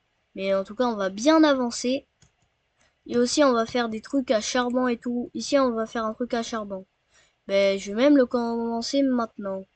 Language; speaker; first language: French; native; French